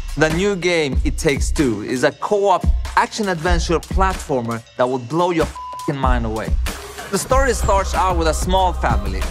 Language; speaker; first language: English; early bilingual, other home language; Arabic